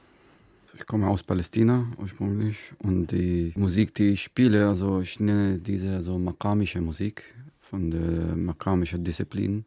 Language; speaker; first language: German; non-native, fluent; Arabic